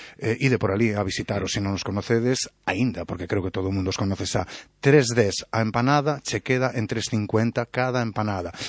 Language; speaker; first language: Galician; non-native, local second language; Spanish